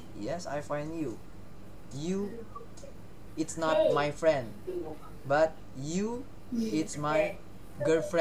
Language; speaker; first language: English; non-native, learner; Thai